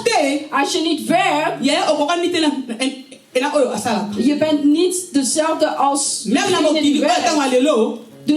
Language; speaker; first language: Dutch; non-native, learner; Lingala